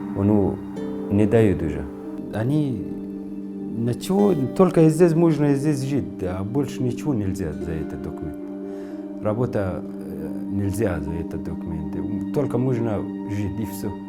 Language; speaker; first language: Russian; non-native, learner; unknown